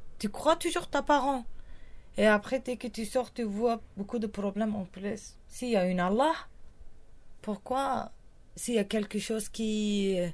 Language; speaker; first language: French; non-native, learner; Kurdish